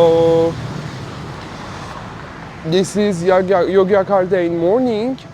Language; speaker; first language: English; non-native, fluent; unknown